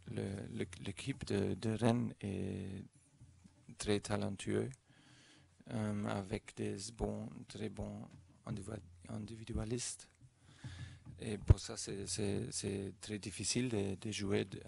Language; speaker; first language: French; non-native, learner; German